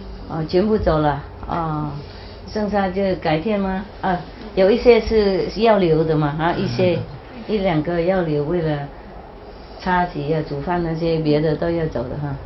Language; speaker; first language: Chinese; non-native, fluent; Vietnamese